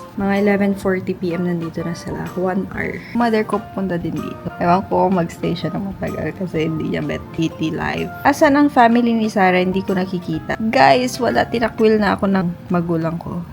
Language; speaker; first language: Filipino; non-native, local second language; Iloko